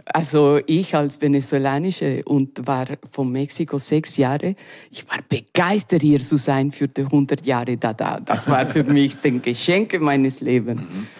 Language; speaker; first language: German; non-native, learner; Spanish